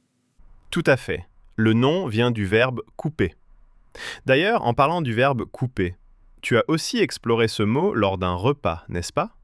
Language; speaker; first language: French; native; French